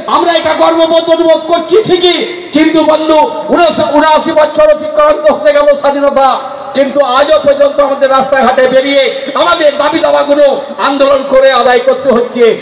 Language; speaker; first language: Bangla; non-native, local second language; Santali